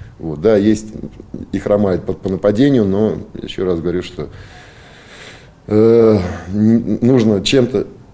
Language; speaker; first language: Russian; native; Russian